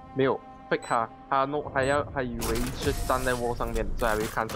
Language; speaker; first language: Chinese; native; Chinese